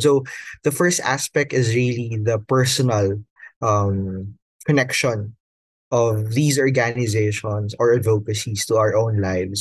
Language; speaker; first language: English; non-native, local second language; Filipino